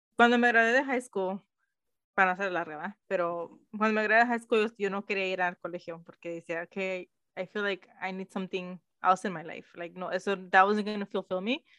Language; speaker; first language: Spanish; early bilingual, heritage; Spanish